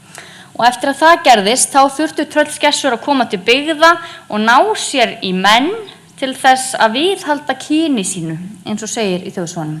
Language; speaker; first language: Icelandic; native; Icelandic